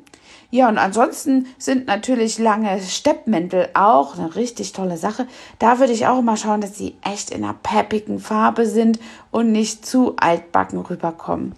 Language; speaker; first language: German; native; German